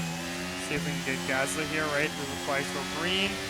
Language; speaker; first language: English; native; English